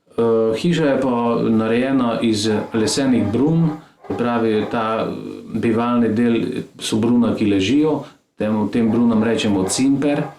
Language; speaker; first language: Slovenian; native; Slovenian